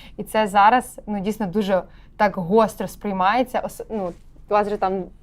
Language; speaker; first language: Ukrainian; native; Ukrainian